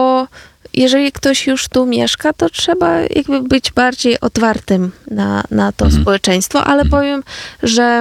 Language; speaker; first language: Polish; non-native, fluent; Ukrainian